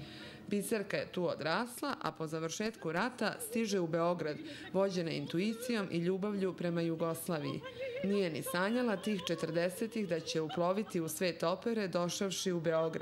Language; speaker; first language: Serbian; native; Serbian